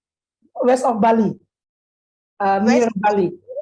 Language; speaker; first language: English; non-native, learner; Indonesian